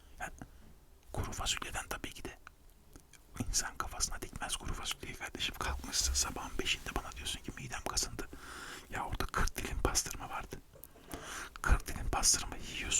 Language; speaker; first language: Turkish; native; Turkish